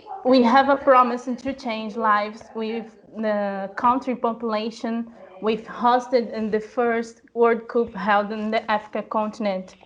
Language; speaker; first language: English; non-native, learner; Portuguese